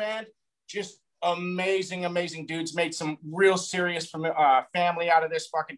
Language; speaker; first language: English; native; English